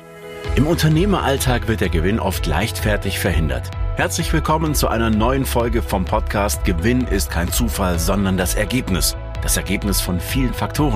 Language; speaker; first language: German; native; German